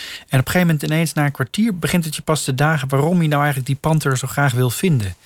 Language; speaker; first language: Dutch; native; Dutch